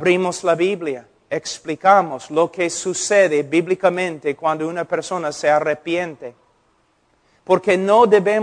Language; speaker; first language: Spanish; non-native, fluent; English